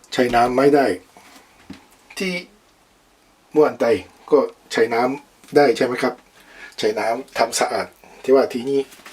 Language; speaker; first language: Thai; non-native, learner; Japanese